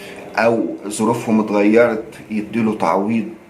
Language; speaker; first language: Arabic; native; Arabic